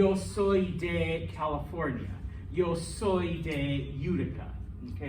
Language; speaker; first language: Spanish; non-native, fluent; English